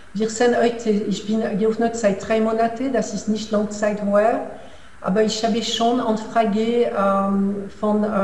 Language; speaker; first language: German; non-native, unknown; French